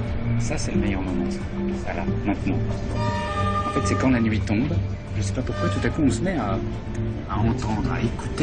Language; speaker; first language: French; native; French